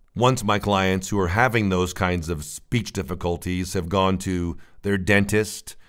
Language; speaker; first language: English; native; English